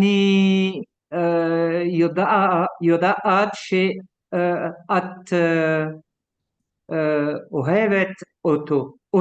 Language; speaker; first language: Hebrew; non-native, learner; French